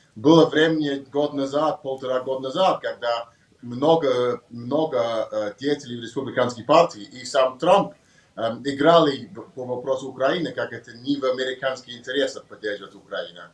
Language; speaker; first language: Russian; non-native, learner; English